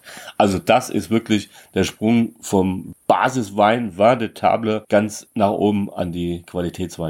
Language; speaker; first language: German; native; German